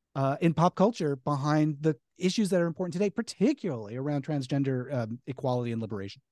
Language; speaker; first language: English; native; English